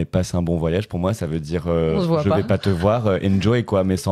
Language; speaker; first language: French; native; French